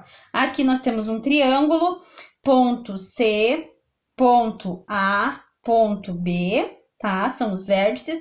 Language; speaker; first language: Portuguese; native; Portuguese